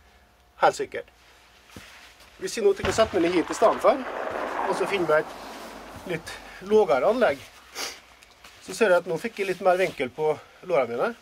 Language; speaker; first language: Norwegian; native; Norwegian